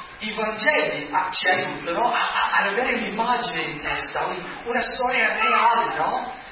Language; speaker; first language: Italian; non-native, fluent; English